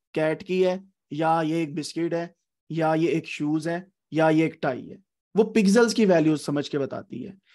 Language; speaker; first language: Urdu; native; Urdu